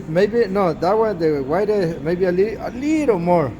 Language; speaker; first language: English; non-native, learner; Spanish